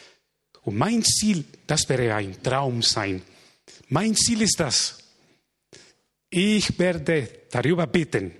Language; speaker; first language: German; non-native, fluent; Spanish